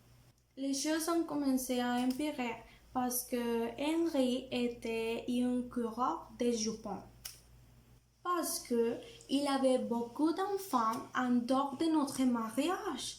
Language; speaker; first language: French; non-native, learner; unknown